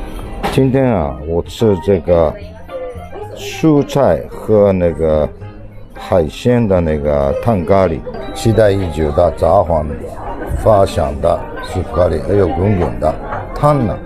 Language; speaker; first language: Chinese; non-native, fluent; Japanese